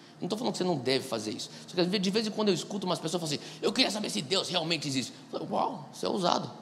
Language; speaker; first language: Portuguese; native; Portuguese